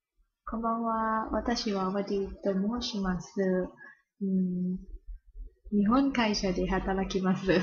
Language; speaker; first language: Japanese; non-native, learner; Thai